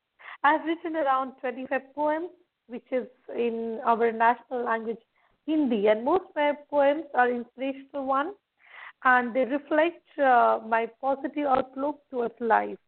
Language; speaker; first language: English; non-native, local second language; Marathi